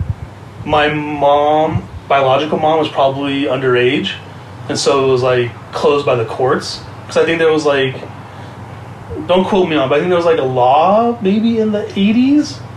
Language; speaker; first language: English; native; English